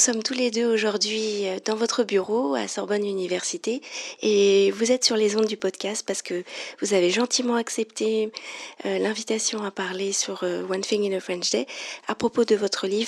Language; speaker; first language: French; native; French